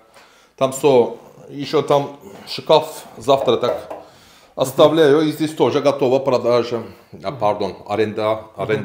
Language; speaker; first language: Russian; non-native, learner; Turkish